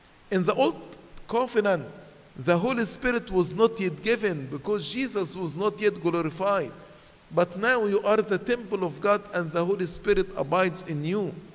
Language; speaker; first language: English; non-native, fluent; Arabic